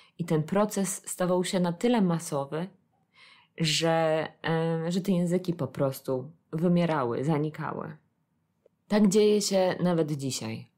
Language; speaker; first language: Polish; native; Polish